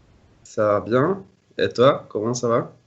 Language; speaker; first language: French; non-native, fluent; Norwegian